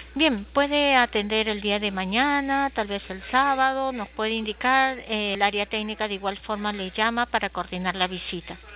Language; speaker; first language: Spanish; native; Spanish